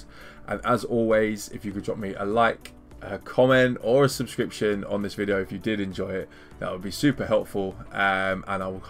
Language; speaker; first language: English; native; English